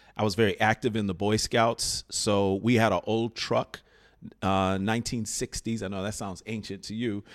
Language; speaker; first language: English; native; English